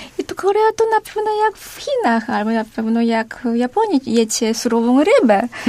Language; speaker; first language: Polish; non-native, fluent; Korean